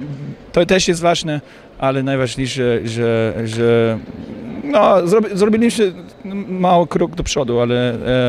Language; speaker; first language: Polish; non-native, fluent; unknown